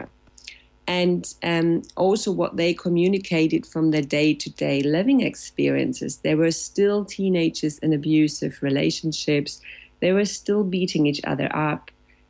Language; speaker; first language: English; non-native, fluent; German